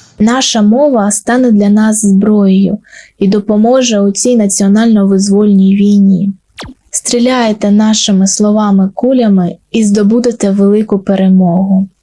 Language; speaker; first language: Ukrainian; non-native, local second language; Russian